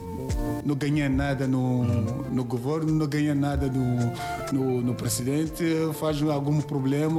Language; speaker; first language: Portuguese; non-native, learner; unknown